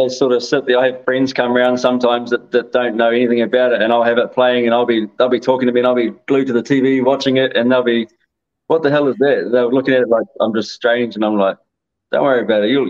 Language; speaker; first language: English; native; English